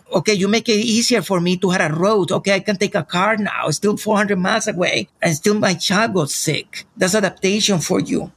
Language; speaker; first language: English; non-native, fluent; Spanish